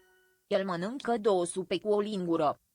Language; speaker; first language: Romanian; non-native, learner; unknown